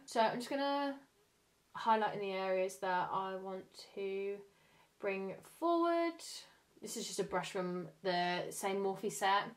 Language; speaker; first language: English; native; English